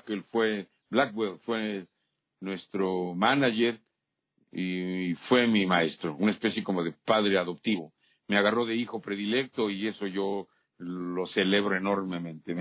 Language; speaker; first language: Spanish; native; Spanish